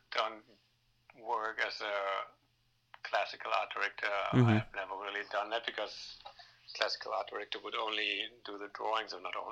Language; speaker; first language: English; non-native, fluent; Danish